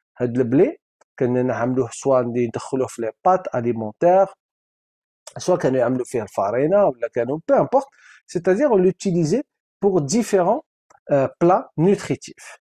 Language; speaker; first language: French; non-native, local second language; Arabic